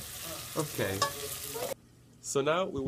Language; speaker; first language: English; non-native, learner; Italian